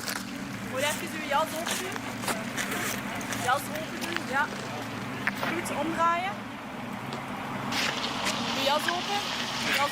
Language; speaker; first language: Dutch; native; Dutch